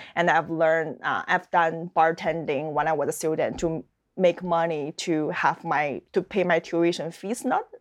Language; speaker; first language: English; non-native, fluent; Chinese